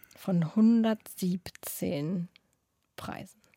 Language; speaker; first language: German; native; German